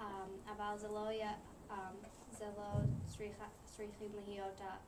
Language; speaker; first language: Hebrew; non-native, learner; English